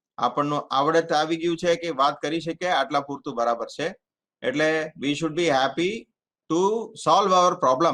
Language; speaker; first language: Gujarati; non-native, fluent; Tamil